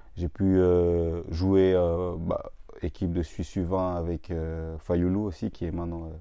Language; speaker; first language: French; native; French